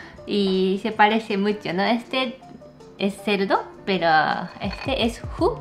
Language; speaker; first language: Spanish; non-native, learner; Japanese